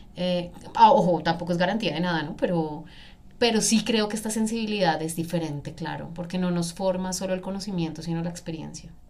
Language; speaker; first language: Spanish; native; Spanish